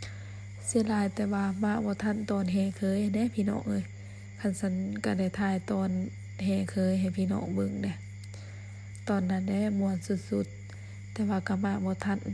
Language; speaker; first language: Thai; non-native, local second language; Northeastern Thai